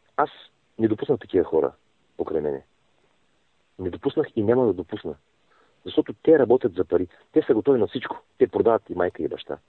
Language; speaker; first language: Bulgarian; non-native, local second language; Turkish